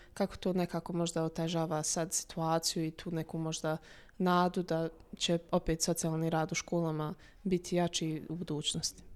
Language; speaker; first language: Croatian; native; Croatian